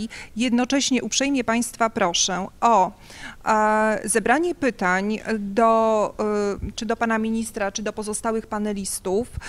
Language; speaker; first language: Polish; native; Polish